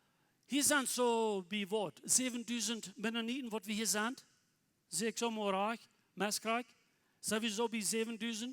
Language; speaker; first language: German; non-native, learner; Plautdietsch